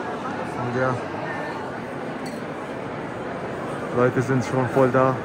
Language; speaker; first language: German; non-native, learner; Arabic